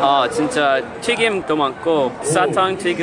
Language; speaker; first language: Korean; non-native, learner; English